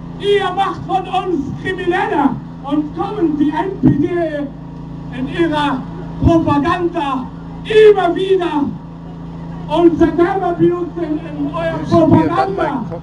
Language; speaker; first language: German; non-native, learner; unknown